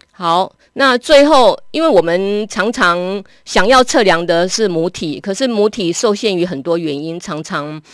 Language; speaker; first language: Chinese; native; Chinese